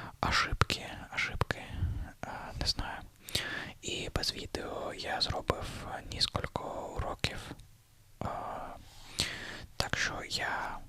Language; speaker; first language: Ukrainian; non-native, learner; Russian